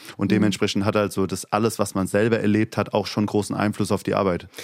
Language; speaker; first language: German; native; German